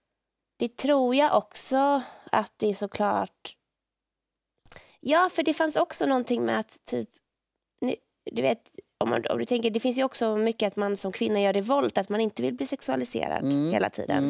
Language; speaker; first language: Swedish; native; Swedish